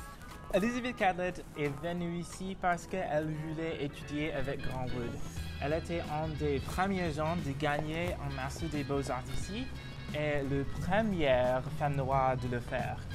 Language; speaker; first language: French; non-native, learner; English